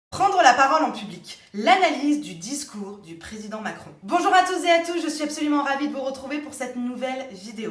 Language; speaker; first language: French; native; French